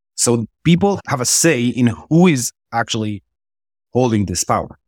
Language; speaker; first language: English; non-native, fluent; Hebrew